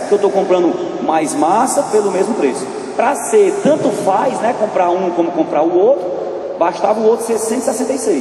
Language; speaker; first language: Portuguese; native; Portuguese